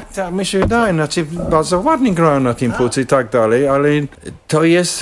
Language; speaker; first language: Polish; non-native, fluent; English